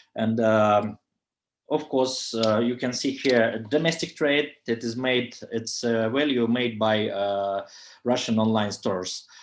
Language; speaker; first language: English; non-native, fluent; Russian